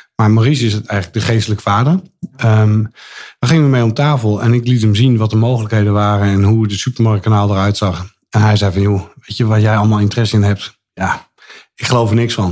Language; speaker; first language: Dutch; native; Dutch